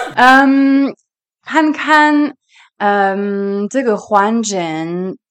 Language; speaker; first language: Chinese; non-native, fluent; French